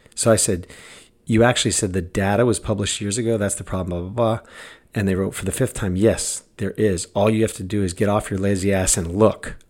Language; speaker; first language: English; native; English